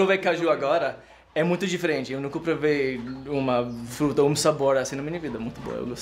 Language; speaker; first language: Portuguese; non-native, learner; English